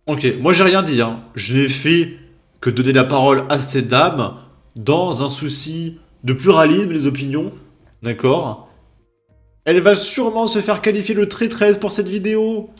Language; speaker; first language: French; native; French